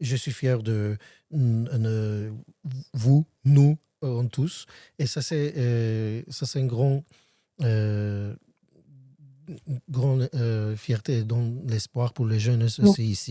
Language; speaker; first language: French; non-native, learner; Armenian